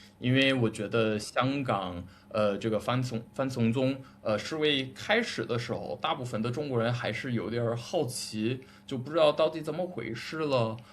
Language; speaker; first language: Chinese; non-native, fluent; English